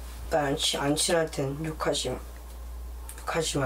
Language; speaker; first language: Korean; early bilingual, other home language; Filipino